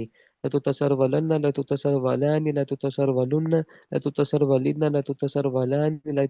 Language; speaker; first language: Arabic; non-native, learner; Urdu